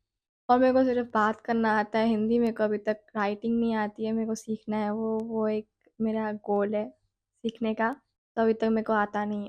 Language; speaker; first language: Hindi; early bilingual, heritage; Hindi